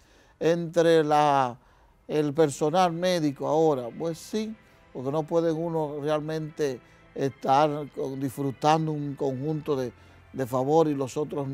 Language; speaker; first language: Spanish; native; Spanish